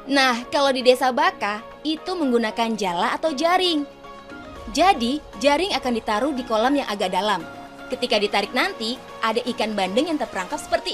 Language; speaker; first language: Indonesian; native; Indonesian